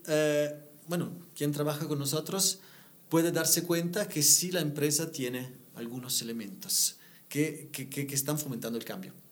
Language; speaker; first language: Spanish; non-native, fluent; Italian